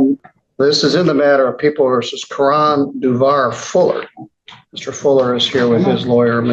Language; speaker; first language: English; native; English